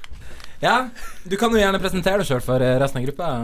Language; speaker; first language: Norwegian; native; Norwegian